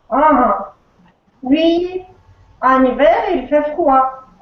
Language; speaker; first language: French; non-native, learner; Russian